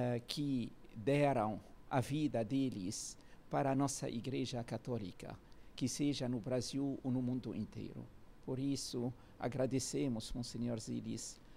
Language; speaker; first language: Portuguese; non-native, fluent; Arabic